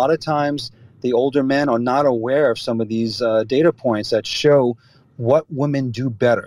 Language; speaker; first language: English; native; English